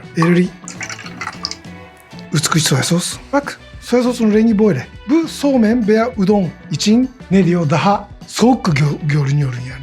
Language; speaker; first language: Turkish; non-native, learner; Japanese